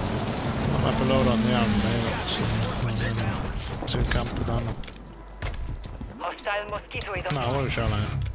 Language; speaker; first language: Norwegian; native; Norwegian